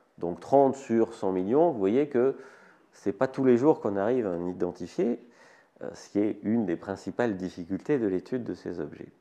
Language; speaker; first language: French; native; French